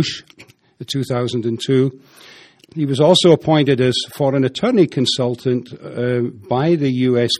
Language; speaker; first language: English; native; English